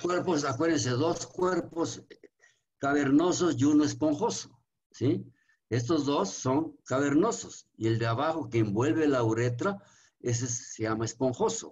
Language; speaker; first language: Spanish; native; Spanish